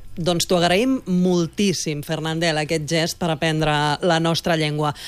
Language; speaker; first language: Catalan; native; Catalan